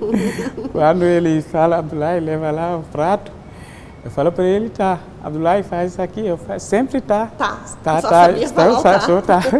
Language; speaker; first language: Portuguese; non-native, learner; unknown